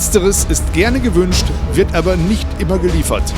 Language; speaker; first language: German; native; German